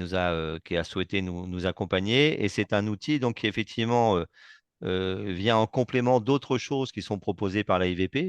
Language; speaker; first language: French; native; French